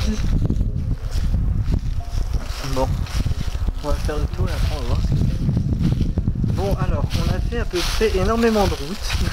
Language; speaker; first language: French; native; French